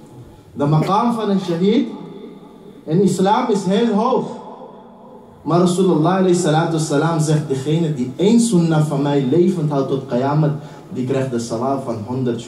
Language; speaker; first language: Dutch; early bilingual, heritage; Urdu